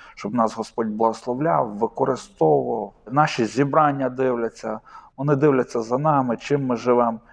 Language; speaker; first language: Ukrainian; native; Ukrainian